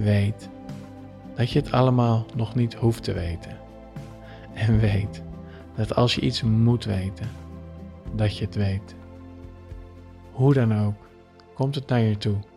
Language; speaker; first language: Dutch; native; Dutch